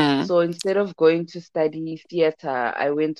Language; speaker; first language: English; non-native, local second language; Zulu